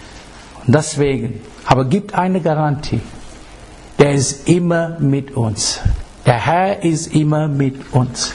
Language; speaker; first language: German; non-native, fluent; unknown